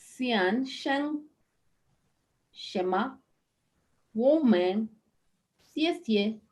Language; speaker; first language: Chinese; non-native, learner; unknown